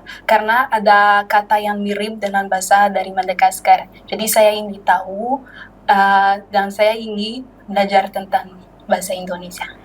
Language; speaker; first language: Indonesian; non-native, learner; Malagasy